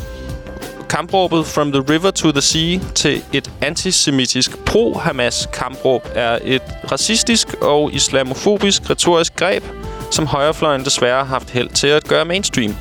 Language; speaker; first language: Danish; native; Danish